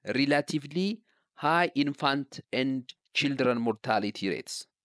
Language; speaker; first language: English; non-native, local second language; Amharic